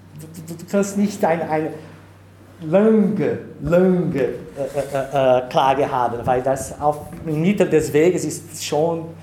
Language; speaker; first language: German; non-native, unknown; Portuguese